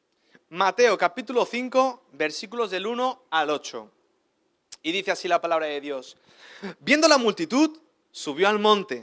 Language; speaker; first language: Spanish; native; Spanish